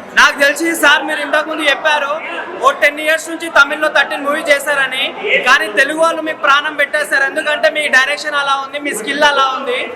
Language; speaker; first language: Telugu; native; Telugu